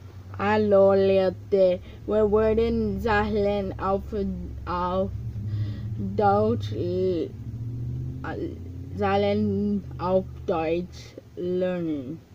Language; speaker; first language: German; non-native, learner; English